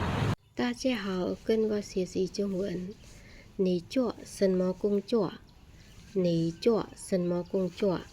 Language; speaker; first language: Chinese; non-native, fluent; Khmer